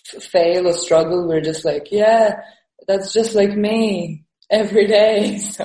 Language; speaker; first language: English; early bilingual, other home language; Estonian